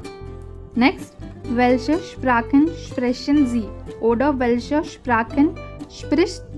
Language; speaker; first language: German; non-native, fluent; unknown